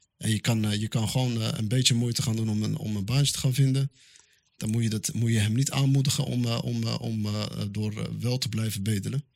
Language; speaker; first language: Dutch; early bilingual, other home language; Arabic